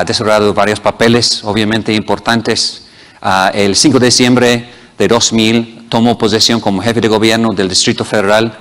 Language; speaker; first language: Spanish; non-native, fluent; English